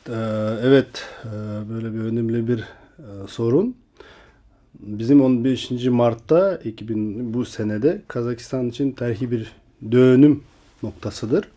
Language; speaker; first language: Turkish; non-native, learner; Kazakh